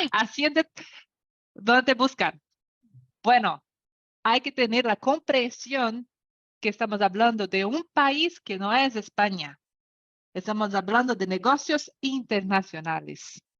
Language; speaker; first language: Spanish; non-native, learner; Portuguese